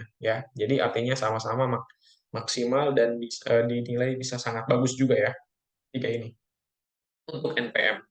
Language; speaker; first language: Indonesian; native; Indonesian